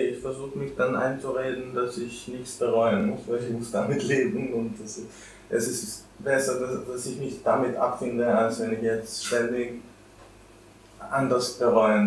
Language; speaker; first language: German; non-native, fluent; Albanian